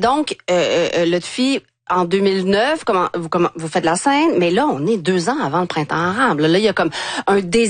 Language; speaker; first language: French; native; French